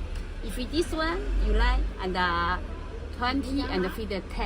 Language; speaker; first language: English; non-native, learner; Cantonese